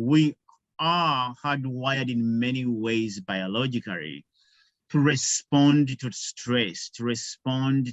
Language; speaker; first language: English; non-native, local second language; Ganda